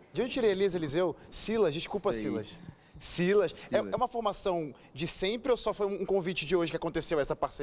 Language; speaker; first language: Portuguese; native; Portuguese